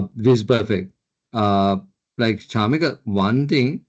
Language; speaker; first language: English; non-native, local second language; Sinhala